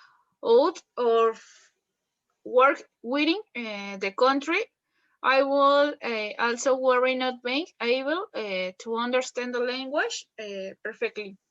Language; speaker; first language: English; non-native, learner; Spanish